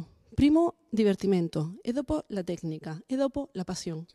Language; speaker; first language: Italian; non-native, learner; Spanish